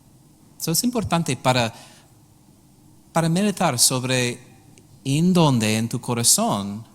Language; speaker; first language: Spanish; non-native, learner; English